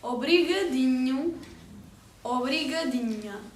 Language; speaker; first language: Portuguese; non-native, learner; Hindi